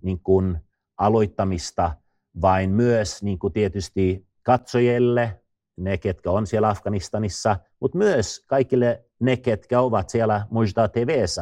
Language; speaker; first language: Finnish; non-native, fluent; Swedish